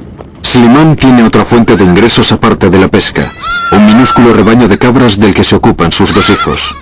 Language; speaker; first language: Spanish; native; Spanish